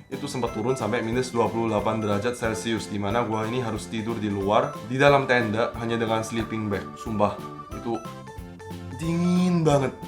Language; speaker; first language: Indonesian; early bilingual, other home language; Korean